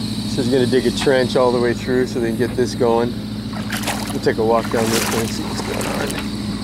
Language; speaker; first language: English; native; English